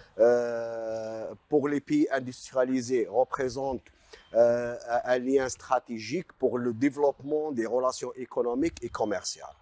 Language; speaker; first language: French; non-native, local second language; Arabic